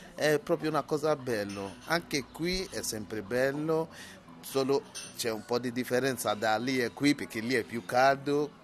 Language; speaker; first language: Italian; non-native, learner; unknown